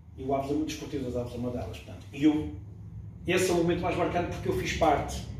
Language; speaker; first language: Portuguese; early bilingual, other home language; French